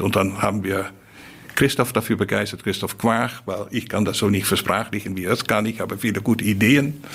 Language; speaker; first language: German; non-native, fluent; Dutch